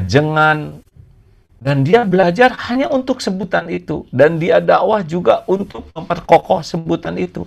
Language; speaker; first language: Indonesian; native; Indonesian